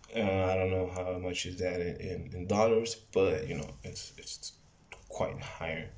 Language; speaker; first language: English; non-native, fluent; Spanish